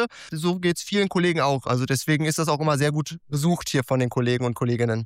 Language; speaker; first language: German; native; German